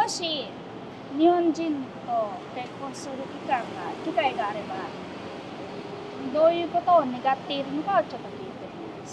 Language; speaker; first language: Japanese; non-native, fluent; Filipino